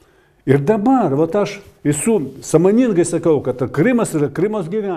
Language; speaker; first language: Lithuanian; non-native, local second language; Russian